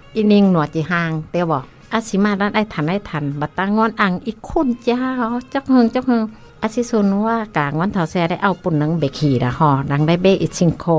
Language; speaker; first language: Min Nan Chinese; non-native, learner; Northeastern Thai